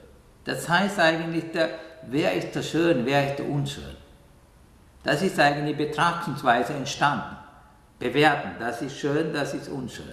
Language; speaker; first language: German; non-native, fluent; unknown